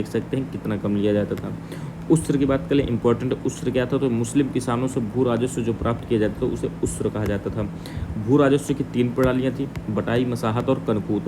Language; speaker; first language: Hindi; native; Hindi